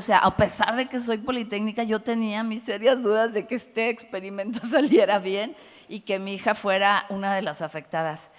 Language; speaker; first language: Spanish; native; Spanish